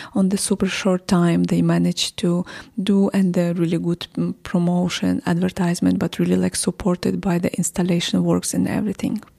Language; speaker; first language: English; non-native, fluent; Ukrainian